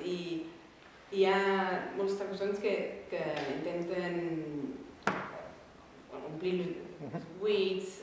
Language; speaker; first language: Catalan; non-native, fluent; English